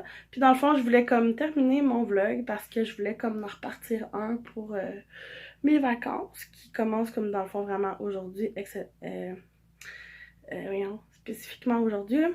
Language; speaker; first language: French; native; French